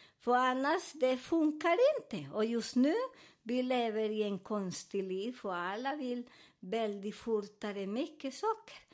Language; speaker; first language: Swedish; non-native, learner; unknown